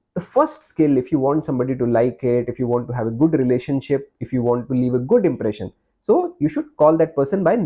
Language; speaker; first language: English; non-native, local second language; Hindi